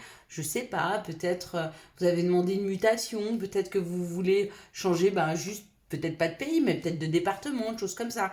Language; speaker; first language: French; native; French